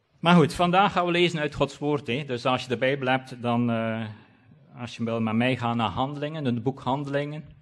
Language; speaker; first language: Dutch; native; Dutch